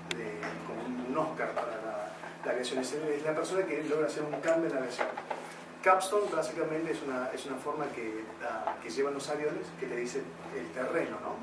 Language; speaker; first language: Spanish; native; Spanish